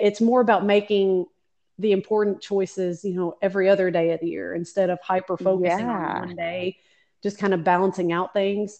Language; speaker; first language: English; native; English